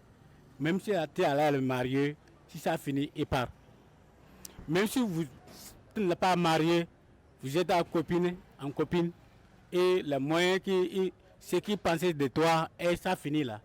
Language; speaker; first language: French; non-native, local second language; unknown